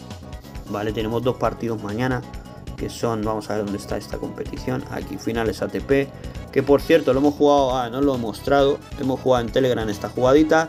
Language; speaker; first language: Spanish; native; Spanish